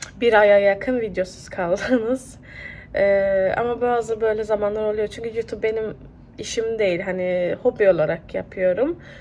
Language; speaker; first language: Turkish; early bilingual, heritage; Turkish